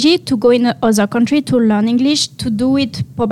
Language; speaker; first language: English; non-native, learner; French